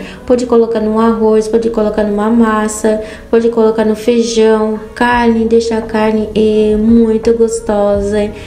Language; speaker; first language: Portuguese; non-native, fluent; Haitian Creole